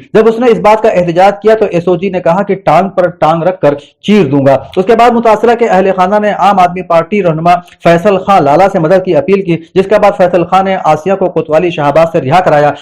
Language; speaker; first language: Urdu; native; Urdu